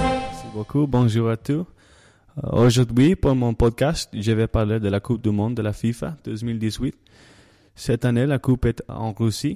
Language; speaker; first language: French; non-native, learner; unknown